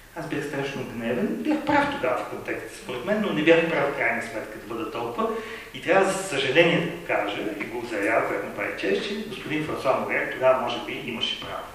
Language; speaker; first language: Bulgarian; native; Bulgarian